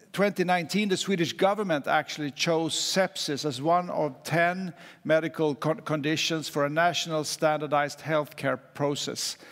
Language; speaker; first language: English; non-native, fluent; Swedish